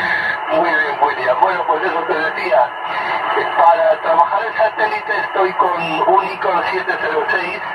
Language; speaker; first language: Spanish; native; Spanish